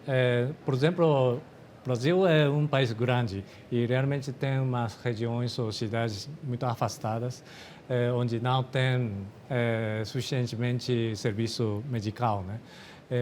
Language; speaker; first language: Portuguese; non-native, fluent; Japanese